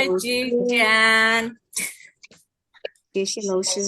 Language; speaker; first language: Chinese; non-native, learner; Indonesian